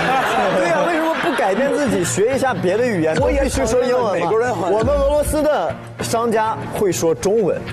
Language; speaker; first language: Chinese; non-native, fluent; Russian